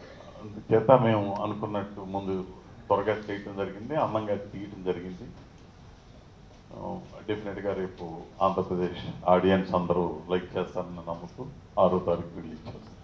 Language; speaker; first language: Telugu; native; Telugu